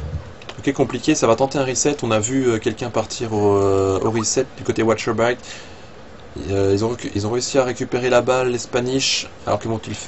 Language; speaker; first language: French; native; French